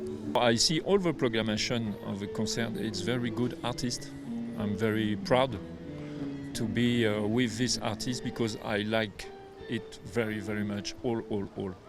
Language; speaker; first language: English; non-native, learner; French